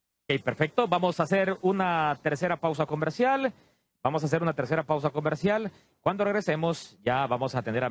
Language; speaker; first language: Spanish; native; Spanish